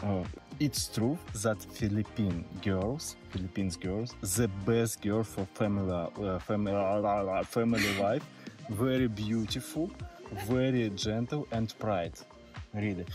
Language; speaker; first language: English; non-native, learner; Russian